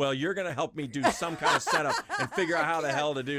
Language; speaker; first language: English; native; English